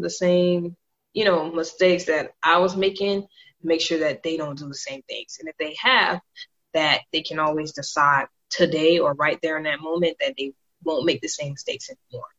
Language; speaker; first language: English; native; English